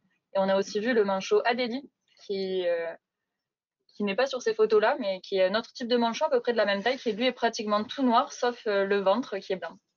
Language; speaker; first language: French; native; French